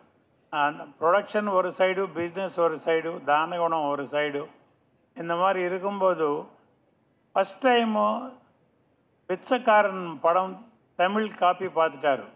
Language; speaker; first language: Tamil; non-native, local second language; Telugu